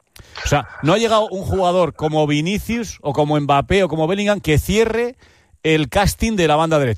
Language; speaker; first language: Spanish; native; Spanish